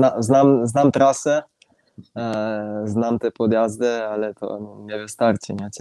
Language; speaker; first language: Polish; non-native, fluent; Italian